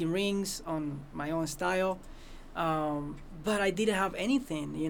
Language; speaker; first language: English; non-native, fluent; Spanish